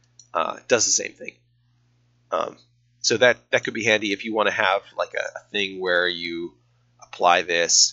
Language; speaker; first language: English; native; English